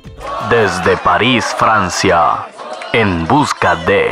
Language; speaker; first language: Spanish; native; Spanish